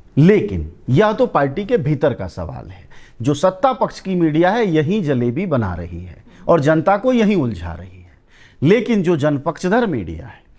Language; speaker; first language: Hindi; native; Hindi